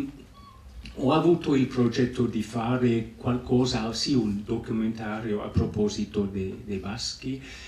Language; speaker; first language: Italian; non-native, fluent; English